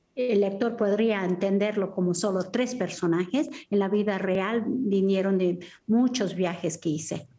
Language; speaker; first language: Spanish; early bilingual, heritage; Spanish